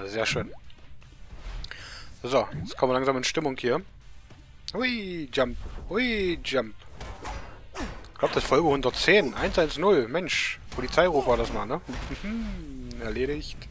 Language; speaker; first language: German; native; German